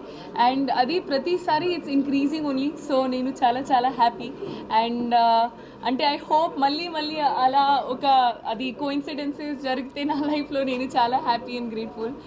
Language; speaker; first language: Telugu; non-native, learner; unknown